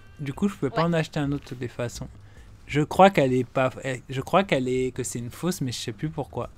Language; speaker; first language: French; native; French